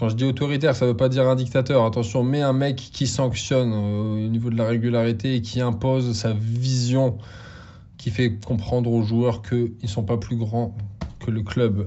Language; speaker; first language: French; native; French